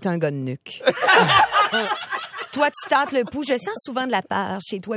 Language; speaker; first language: French; native; French